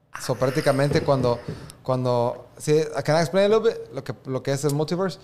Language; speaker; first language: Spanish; early bilingual, heritage; Spanish